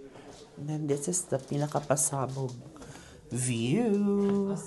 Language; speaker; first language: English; non-native, local second language; Filipino